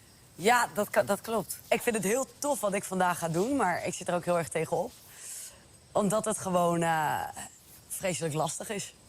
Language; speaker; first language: Dutch; native; Dutch